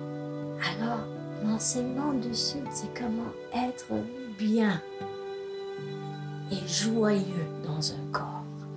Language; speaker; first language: French; non-native, fluent; English